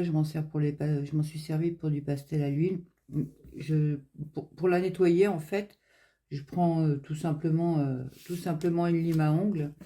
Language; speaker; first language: French; native; French